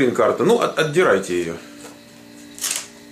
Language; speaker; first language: Russian; native; Russian